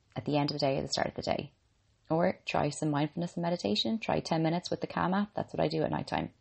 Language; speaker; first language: English; native; English